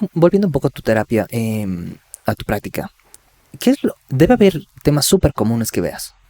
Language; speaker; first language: Spanish; native; Spanish